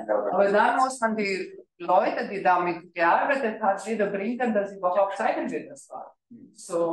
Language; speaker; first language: German; non-native, fluent; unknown